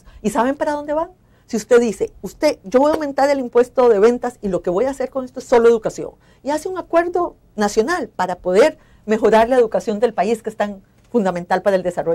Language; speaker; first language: Spanish; native; Spanish